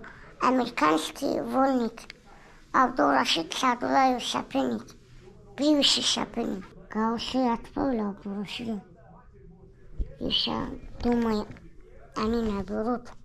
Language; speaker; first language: Russian; non-native, local second language; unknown